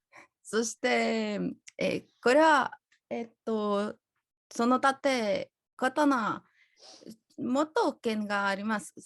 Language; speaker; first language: Japanese; non-native, learner; Spanish